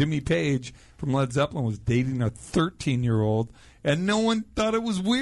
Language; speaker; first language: English; native; English